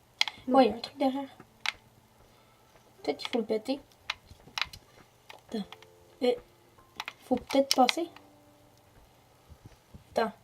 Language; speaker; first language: French; native; French